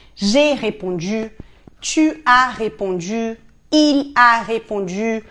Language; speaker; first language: French; non-native, fluent; Portuguese